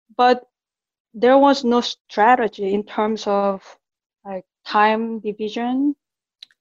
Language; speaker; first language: English; non-native, fluent; Korean